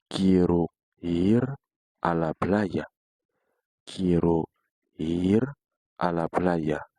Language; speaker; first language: Spanish; non-native, fluent; Haitian Creole